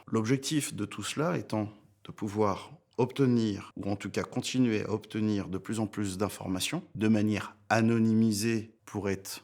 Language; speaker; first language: French; native; French